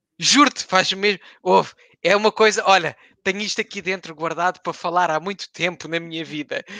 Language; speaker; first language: Portuguese; native; Portuguese